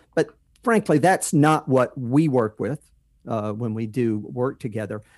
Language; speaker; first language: English; native; English